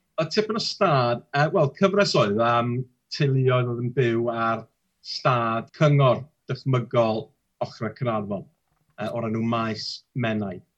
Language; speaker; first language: Welsh; native; Welsh